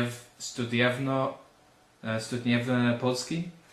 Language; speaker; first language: Polish; non-native, learner; English